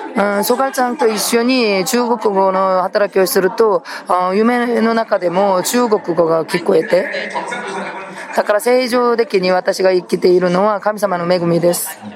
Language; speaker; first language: Japanese; non-native, fluent; Korean